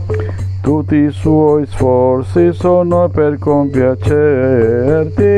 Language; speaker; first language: Italian; non-native, learner; Spanish